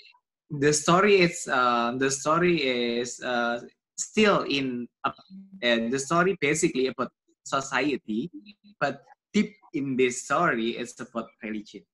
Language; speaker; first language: English; non-native, learner; Indonesian